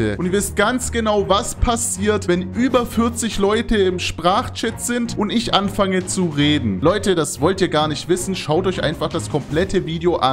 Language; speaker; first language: German; native; German